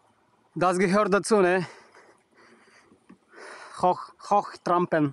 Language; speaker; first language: German; non-native, learner; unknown